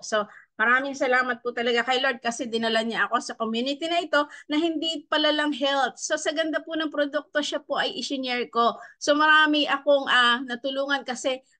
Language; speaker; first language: Filipino; native; Filipino